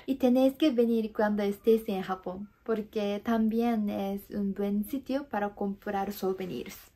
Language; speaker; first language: Spanish; non-native, fluent; Japanese